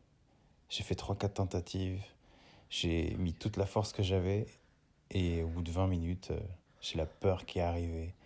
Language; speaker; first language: French; native; French